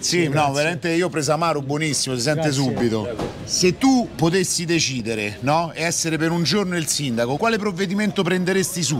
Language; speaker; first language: Italian; native; Italian